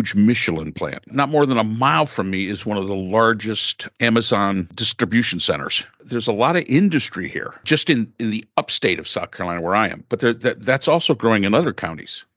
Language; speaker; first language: English; native; English